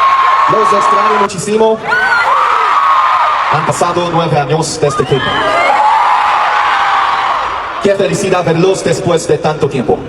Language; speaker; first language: Spanish; non-native, learner; Korean